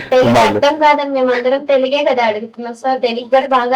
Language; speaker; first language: Telugu; native; Telugu